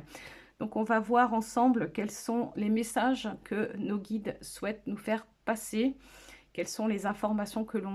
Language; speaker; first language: French; native; French